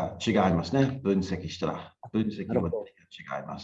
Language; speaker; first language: Japanese; non-native, learner; English